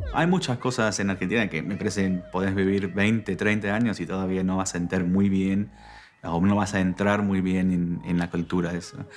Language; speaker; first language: Spanish; non-native, fluent; English